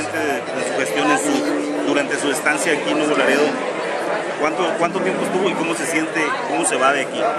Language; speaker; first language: Spanish; native; Spanish